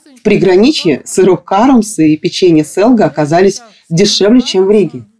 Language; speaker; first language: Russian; non-native, local second language; Latvian